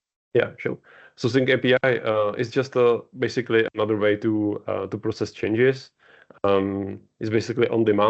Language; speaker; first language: English; non-native, fluent; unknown